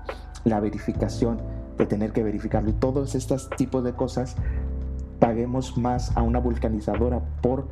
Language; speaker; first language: Spanish; native; Spanish